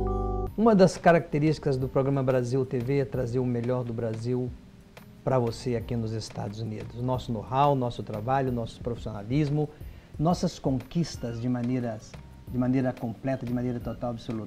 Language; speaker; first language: Portuguese; native; Portuguese